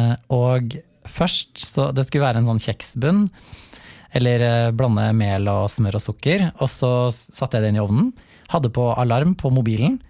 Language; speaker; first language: Norwegian; native; Norwegian